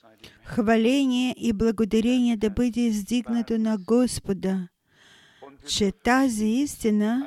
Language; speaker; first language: Bulgarian; non-native, fluent; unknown